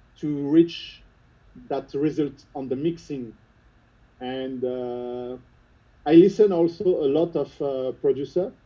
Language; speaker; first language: English; non-native, fluent; French